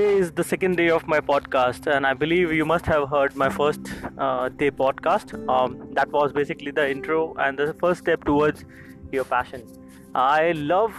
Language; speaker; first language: English; non-native, local second language; Hindi